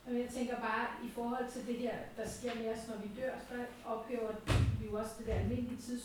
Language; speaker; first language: Danish; native; Danish